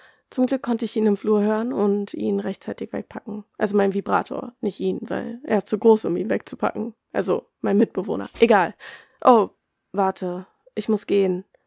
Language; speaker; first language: German; early bilingual, other home language; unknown